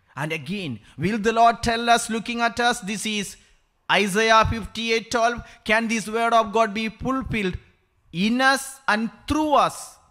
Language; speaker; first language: English; non-native, local second language; Malayalam